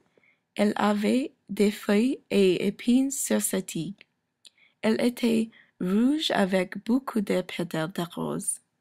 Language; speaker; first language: French; non-native, learner; English